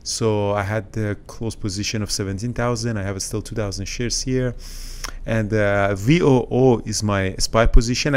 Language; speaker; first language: English; native; English